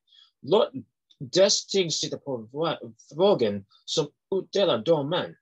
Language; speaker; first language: Swedish; non-native, learner; English